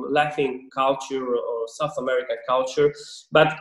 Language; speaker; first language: English; non-native, fluent; Italian